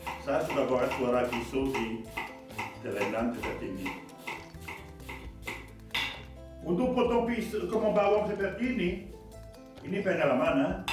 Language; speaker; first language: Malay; non-native, fluent; French